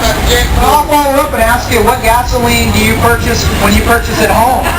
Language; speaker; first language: English; native; English